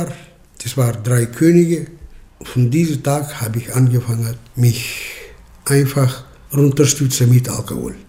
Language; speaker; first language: German; early bilingual, heritage; German